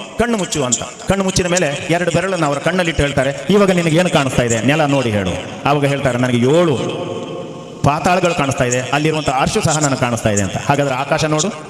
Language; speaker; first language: Kannada; non-native, local second language; Malayalam